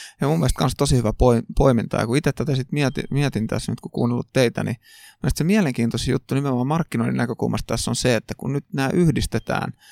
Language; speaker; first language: Finnish; native; Finnish